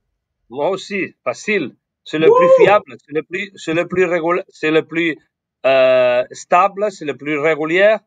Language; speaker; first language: French; non-native, fluent; Spanish